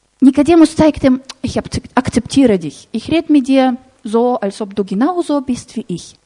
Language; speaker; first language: German; non-native, fluent; Russian